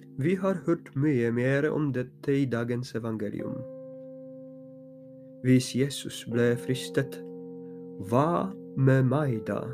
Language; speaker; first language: Norwegian; non-native, fluent; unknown